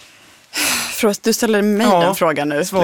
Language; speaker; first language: Swedish; native; Swedish